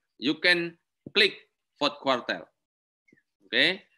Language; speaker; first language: English; non-native, learner; Indonesian